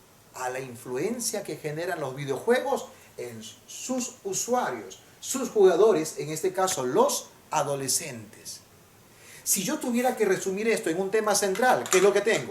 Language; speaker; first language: Spanish; native; Spanish